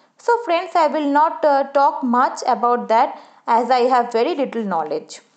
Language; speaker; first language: English; non-native, local second language; Bangla